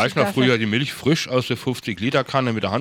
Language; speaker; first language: German; native; German